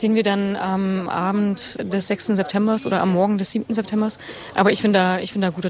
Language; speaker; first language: German; native; German